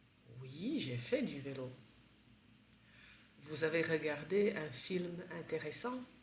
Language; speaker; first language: French; non-native, fluent; Czech